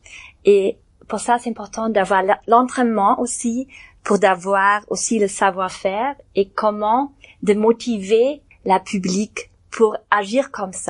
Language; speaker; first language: French; non-native, learner; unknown